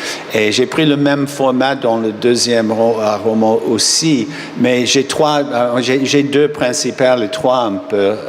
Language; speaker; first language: French; non-native, fluent; English